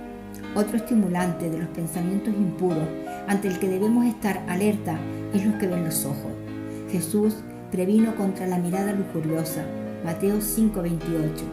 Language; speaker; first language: Spanish; native; Spanish